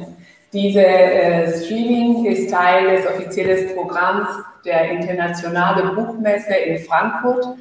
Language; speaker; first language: German; non-native, fluent; Spanish